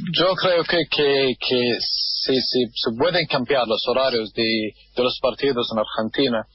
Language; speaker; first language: Spanish; non-native, fluent; Arabic